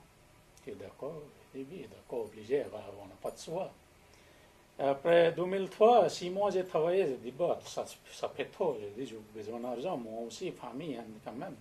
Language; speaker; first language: French; non-native, learner; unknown